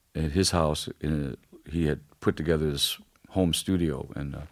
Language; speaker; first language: English; native; English